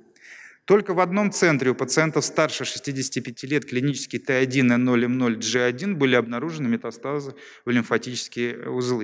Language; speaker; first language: Russian; native; Russian